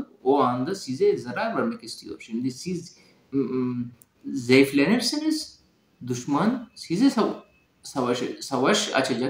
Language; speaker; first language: Turkish; non-native, fluent; Urdu